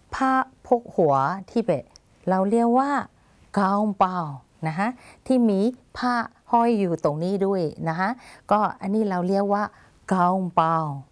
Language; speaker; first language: Thai; non-native, fluent; Burmese